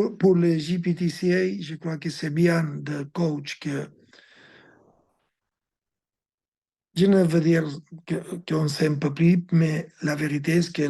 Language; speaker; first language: French; non-native, fluent; Spanish